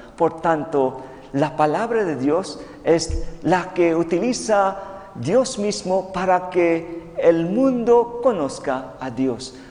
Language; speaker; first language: Spanish; non-native, fluent; Filipino